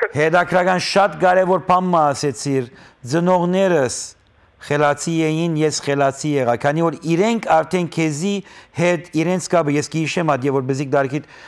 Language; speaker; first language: Armenian; native; Armenian